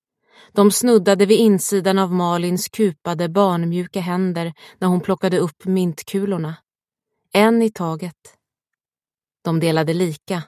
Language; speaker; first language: Swedish; native; Swedish